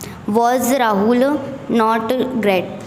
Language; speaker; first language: English; non-native, learner; Hindi